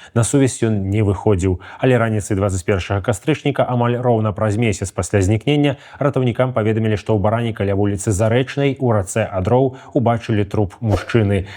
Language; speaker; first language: Belarusian; native; Belarusian